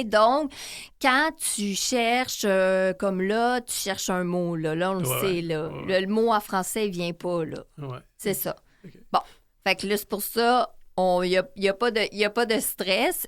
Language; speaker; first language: French; native; French